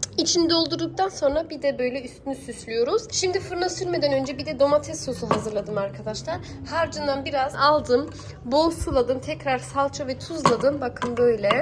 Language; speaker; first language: Turkish; early bilingual, heritage; Turkish